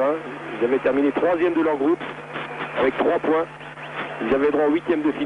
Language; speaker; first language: French; native; French